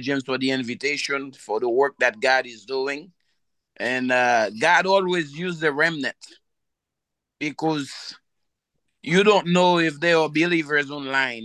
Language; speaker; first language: English; non-native, fluent; Haitian Creole